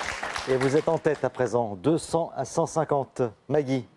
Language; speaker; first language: French; native; French